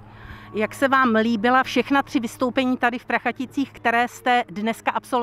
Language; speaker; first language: Czech; native; Czech